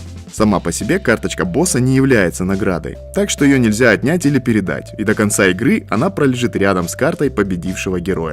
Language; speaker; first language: Russian; native; Russian